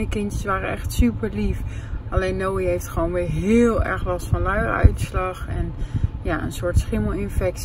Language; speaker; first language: Dutch; native; Dutch